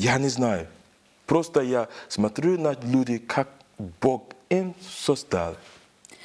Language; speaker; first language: Russian; non-native, learner; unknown